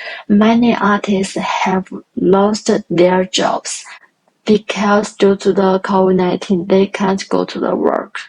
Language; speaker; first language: English; non-native, learner; Chinese